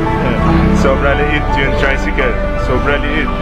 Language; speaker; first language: Filipino; non-native, learner; Arabic